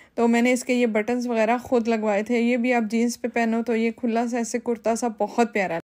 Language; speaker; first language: Urdu; native; Urdu